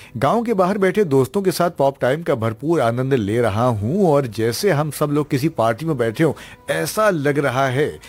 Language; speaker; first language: Hindi; native; Hindi